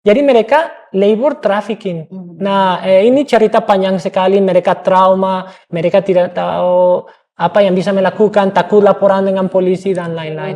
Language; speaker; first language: Indonesian; non-native, fluent; English